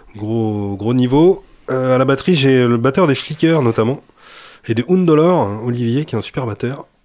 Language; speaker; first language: French; native; French